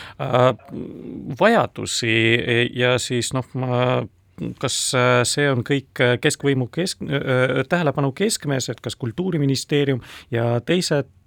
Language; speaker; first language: Estonian; non-native, local second language; Russian